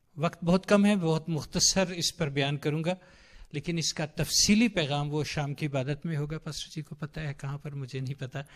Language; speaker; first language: Urdu; non-native, local second language; Punjabi